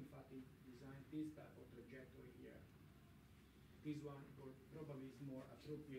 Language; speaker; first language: English; non-native, fluent; Italian